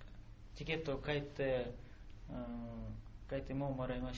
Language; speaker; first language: Japanese; non-native, learner; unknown